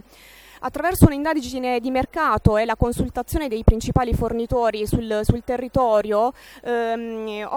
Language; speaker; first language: Italian; native; Italian